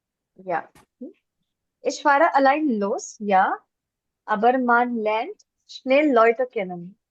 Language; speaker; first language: German; non-native, fluent; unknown